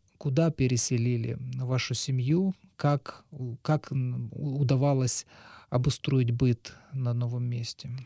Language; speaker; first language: Russian; native; Russian